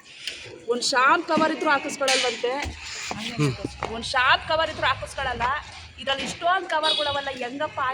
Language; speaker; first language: Kannada; native; Kannada